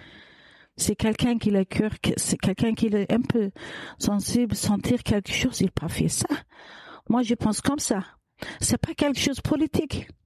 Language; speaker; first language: French; non-native, learner; Kurdish